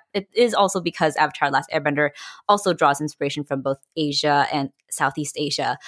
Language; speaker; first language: English; early bilingual, other home language; Vietnamese